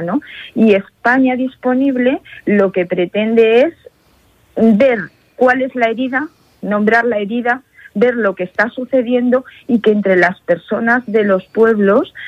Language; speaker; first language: Spanish; native; Spanish